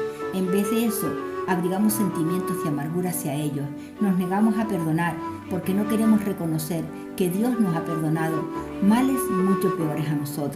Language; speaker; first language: Spanish; native; Spanish